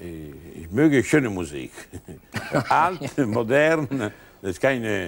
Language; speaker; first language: German; non-native, learner; Italian